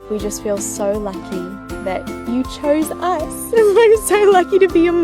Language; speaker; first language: English; native; English